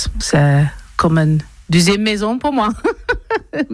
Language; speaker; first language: French; non-native, learner; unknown